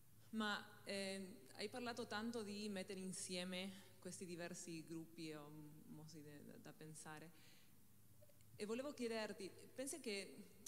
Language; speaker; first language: Italian; non-native, learner; Spanish